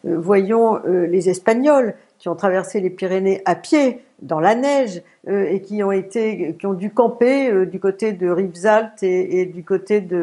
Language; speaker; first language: French; native; French